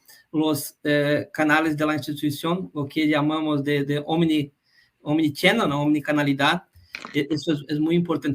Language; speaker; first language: Spanish; non-native, fluent; Portuguese